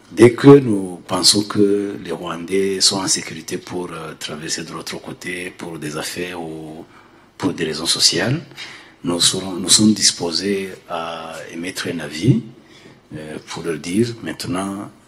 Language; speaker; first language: French; non-native, local second language; Kinyarwanda